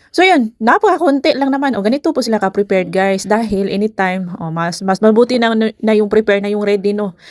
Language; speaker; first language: Filipino; non-native, local second language; Cebuano